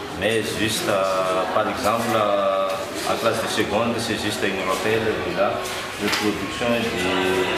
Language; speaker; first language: French; non-native, local second language; Malagasy